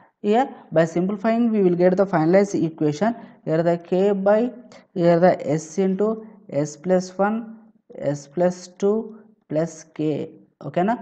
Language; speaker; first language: English; non-native, local second language; Telugu